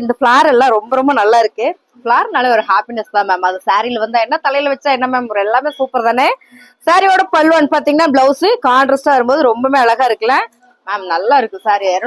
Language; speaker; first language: Tamil; native; Tamil